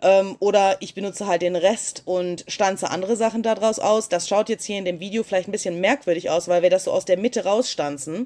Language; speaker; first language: German; native; German